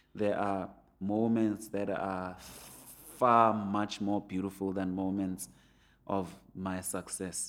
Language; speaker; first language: English; non-native, local second language; Venda